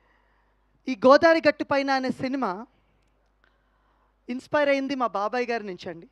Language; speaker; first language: Telugu; native; Telugu